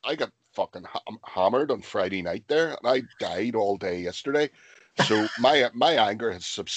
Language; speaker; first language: English; native; English